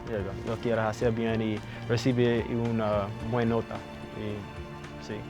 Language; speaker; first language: Spanish; non-native, learner; English